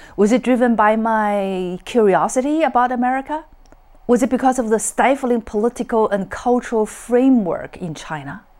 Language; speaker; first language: English; non-native, fluent; Chinese